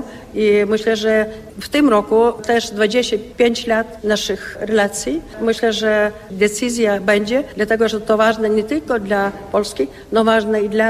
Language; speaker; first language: Polish; non-native, fluent; Lithuanian